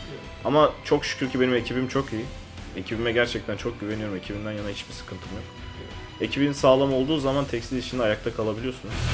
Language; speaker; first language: Turkish; native; Turkish